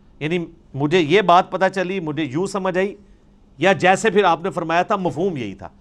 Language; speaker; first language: Urdu; non-native, local second language; Punjabi